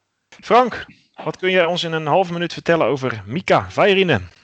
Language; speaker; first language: Dutch; native; Dutch